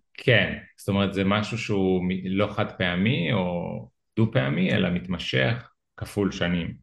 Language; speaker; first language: Hebrew; early bilingual, other home language; Russian